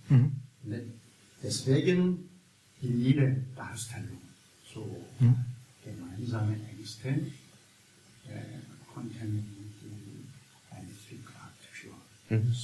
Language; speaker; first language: German; non-native, learner; Korean